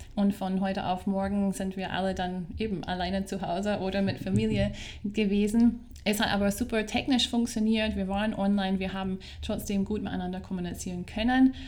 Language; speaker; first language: German; non-native, fluent; English